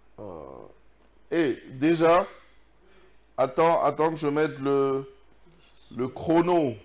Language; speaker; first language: French; non-native, local second language; Lingala